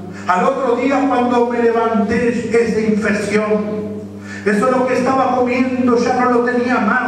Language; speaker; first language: Spanish; native; Spanish